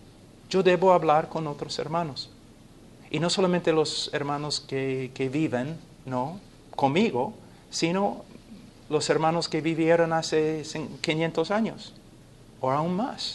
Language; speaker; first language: Spanish; non-native, fluent; English